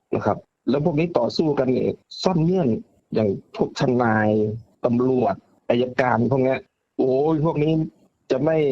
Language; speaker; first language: Thai; native; Thai